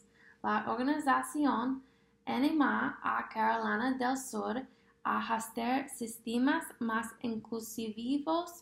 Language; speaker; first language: Spanish; non-native, fluent; English